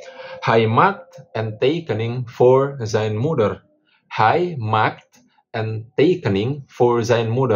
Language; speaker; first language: Dutch; non-native, fluent; Indonesian